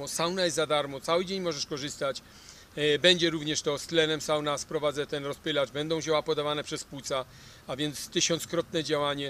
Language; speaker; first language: Polish; native; Polish